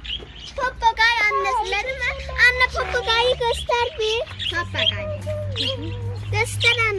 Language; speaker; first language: Turkish; early bilingual, heritage; Turkish